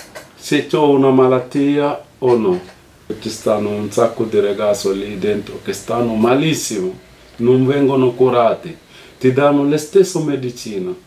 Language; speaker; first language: Italian; non-native, fluent; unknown